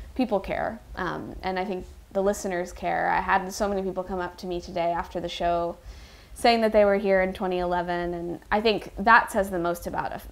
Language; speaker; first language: English; native; English